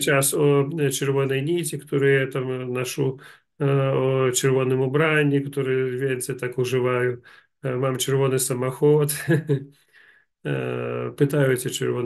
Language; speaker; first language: Polish; non-native, learner; Russian